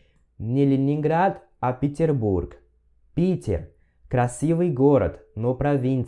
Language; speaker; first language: Russian; non-native, fluent; Portuguese